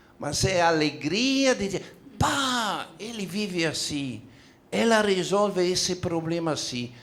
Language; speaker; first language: Portuguese; non-native, fluent; Italian